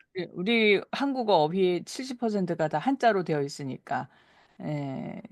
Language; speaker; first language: Korean; native; Korean